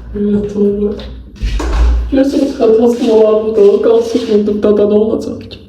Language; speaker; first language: Turkish; non-native, fluent; Azerbaijani